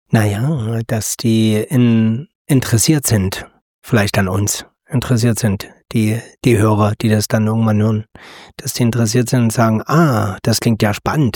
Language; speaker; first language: German; native; German